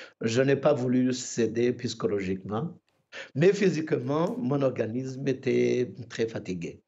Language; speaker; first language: French; non-native, local second language; Kinyarwanda